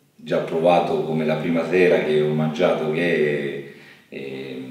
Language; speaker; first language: Italian; native; Italian